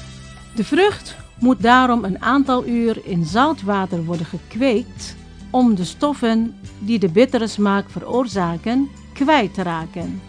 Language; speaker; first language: Dutch; non-native, fluent; Indonesian